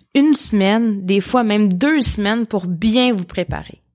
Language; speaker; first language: French; native; French